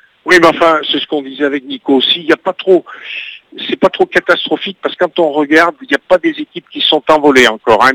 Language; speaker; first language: French; native; French